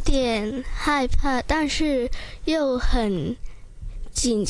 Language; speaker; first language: Chinese; non-native, local second language; Cantonese